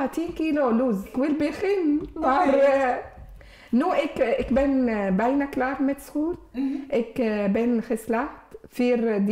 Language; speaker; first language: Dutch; non-native, learner; Arabic